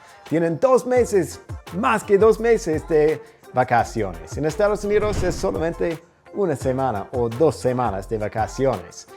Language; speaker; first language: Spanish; non-native, fluent; English